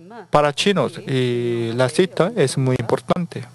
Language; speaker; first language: Spanish; non-native, learner; Korean